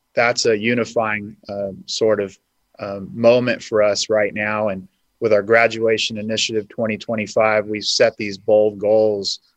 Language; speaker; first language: English; native; English